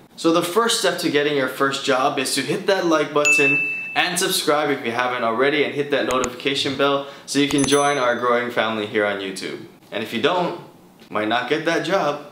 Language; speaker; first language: English; native; English